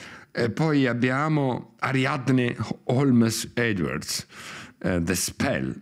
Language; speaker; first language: Italian; native; Italian